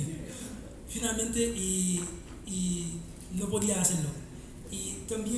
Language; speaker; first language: Spanish; non-native, fluent; Haitian Creole